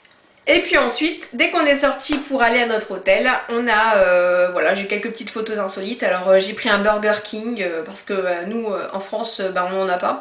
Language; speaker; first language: French; native; French